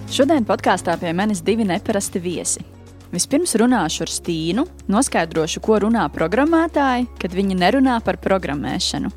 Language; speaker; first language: Latvian; native; Latvian